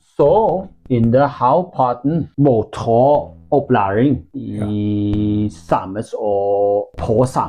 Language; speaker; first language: Norwegian; non-native, learner; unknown